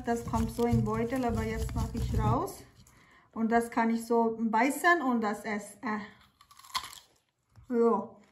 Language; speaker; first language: German; non-native, learner; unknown